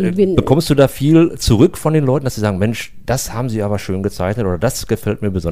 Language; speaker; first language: German; native; German